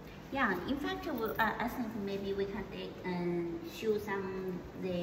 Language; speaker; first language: English; non-native, learner; Chinese